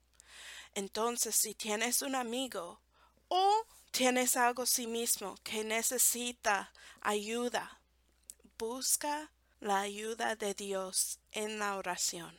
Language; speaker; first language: Spanish; non-native, fluent; English